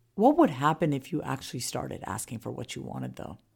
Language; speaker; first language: English; native; English